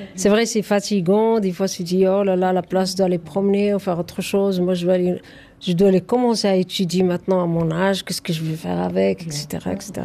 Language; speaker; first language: French; non-native, fluent; Arabic